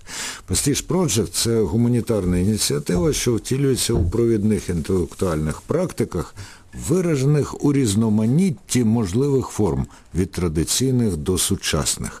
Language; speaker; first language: Ukrainian; native; Ukrainian